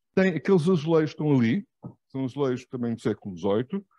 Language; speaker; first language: Portuguese; native; Portuguese